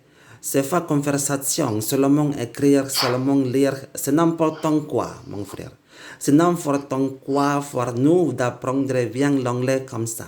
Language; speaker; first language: French; non-native, learner; Indonesian